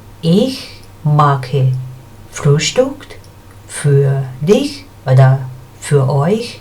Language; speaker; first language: German; non-native, fluent; Thai